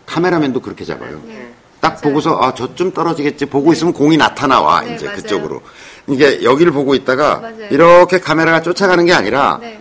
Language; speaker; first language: Korean; native; Korean